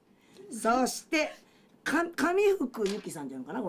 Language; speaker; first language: Japanese; native; Japanese